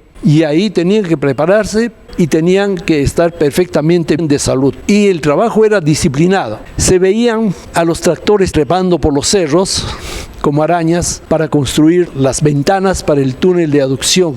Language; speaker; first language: Spanish; native; Spanish